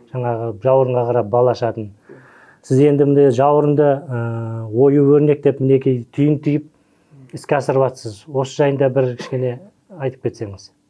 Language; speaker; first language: Kazakh; native; Kazakh